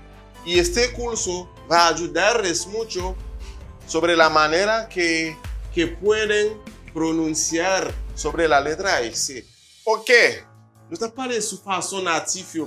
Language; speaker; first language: Spanish; non-native, fluent; Haitian Creole